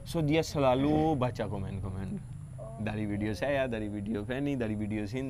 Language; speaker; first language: Indonesian; non-native, fluent; Urdu